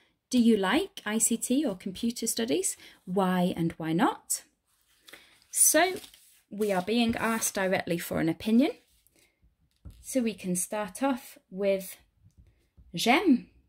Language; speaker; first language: English; native; English